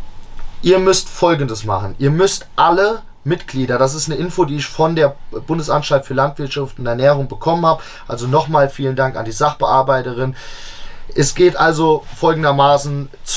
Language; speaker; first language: German; native; German